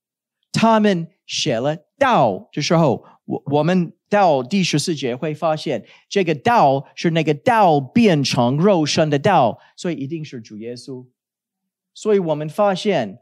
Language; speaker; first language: Chinese; non-native, fluent; English